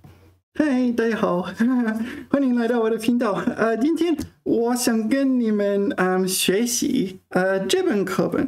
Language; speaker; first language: Chinese; non-native, fluent; English